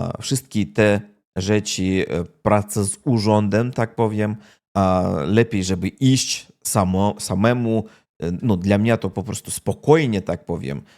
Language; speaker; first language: Polish; non-native, learner; Russian